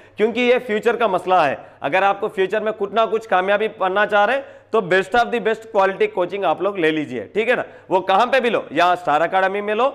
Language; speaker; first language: Hindi; non-native, local second language; Telugu